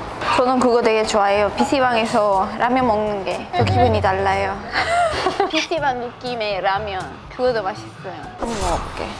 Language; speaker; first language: Korean; non-native, fluent; Spanish